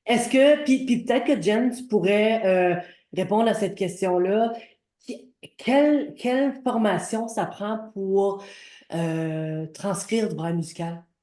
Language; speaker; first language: French; native; French